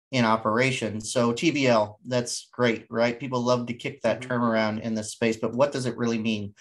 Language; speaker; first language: English; native; English